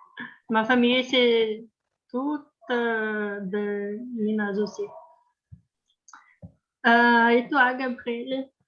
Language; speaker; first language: French; non-native, learner; Portuguese